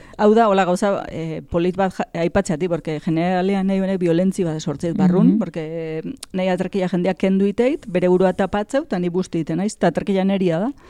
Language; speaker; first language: Basque; native; Basque